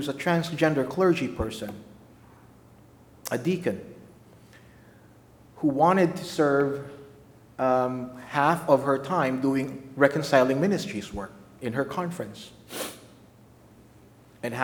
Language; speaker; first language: English; non-native, local second language; Filipino